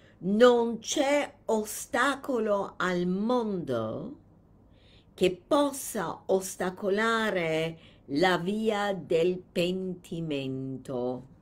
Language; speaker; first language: Italian; non-native, fluent; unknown